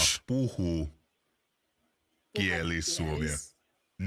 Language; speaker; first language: Finnish; non-native, learner; English